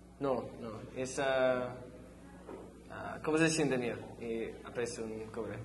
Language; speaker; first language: Spanish; non-native, learner; English